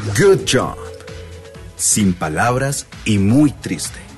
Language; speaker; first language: Spanish; native; Spanish